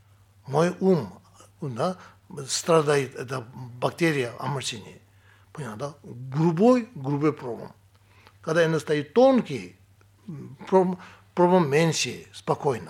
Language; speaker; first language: Russian; non-native, learner; Tibetan